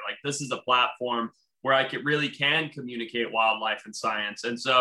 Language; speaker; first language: English; native; English